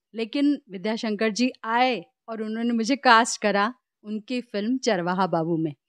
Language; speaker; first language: Hindi; native; Hindi